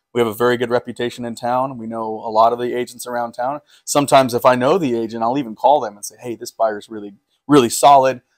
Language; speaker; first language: English; native; English